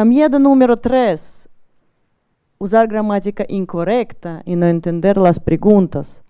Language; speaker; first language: Spanish; non-native, learner; Russian